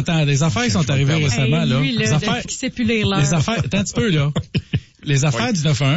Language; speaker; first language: French; native; French